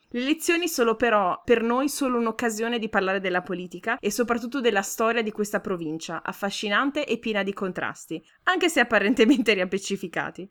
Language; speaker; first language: Italian; native; Italian